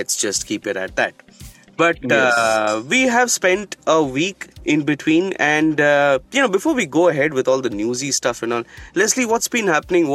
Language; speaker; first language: English; non-native, local second language; Bangla